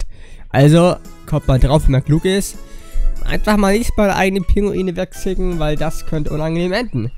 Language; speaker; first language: German; native; German